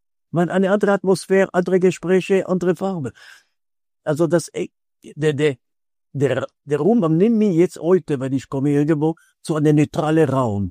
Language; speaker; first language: German; non-native, fluent; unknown